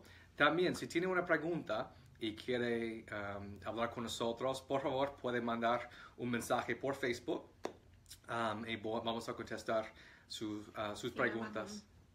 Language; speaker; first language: Spanish; non-native, fluent; English